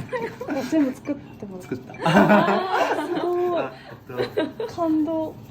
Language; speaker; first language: Japanese; non-native, fluent; Korean